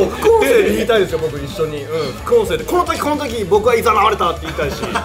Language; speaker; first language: Japanese; native; Japanese